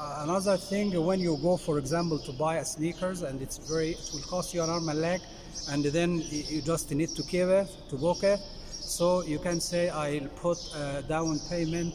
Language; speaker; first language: English; non-native, fluent; Arabic